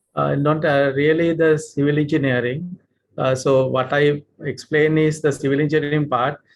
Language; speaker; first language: English; non-native, local second language; Sinhala